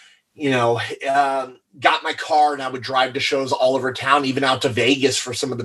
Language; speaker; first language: English; native; English